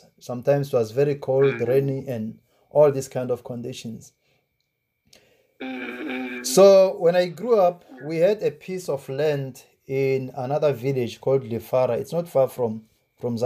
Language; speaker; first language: English; non-native, local second language; Tsonga